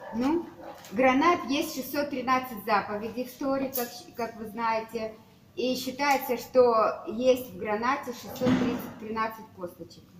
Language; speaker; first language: Russian; native; Russian